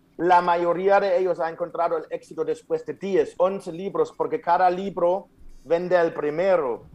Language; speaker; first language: Spanish; non-native, fluent; German